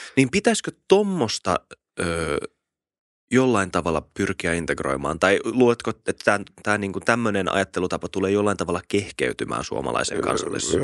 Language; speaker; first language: Finnish; native; Finnish